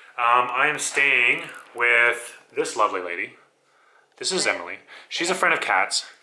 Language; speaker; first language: English; native; English